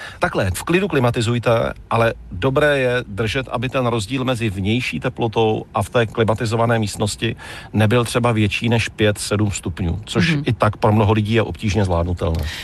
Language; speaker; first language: Czech; native; Czech